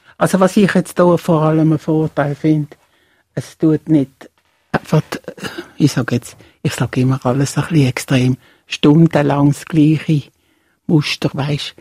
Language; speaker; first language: German; native; German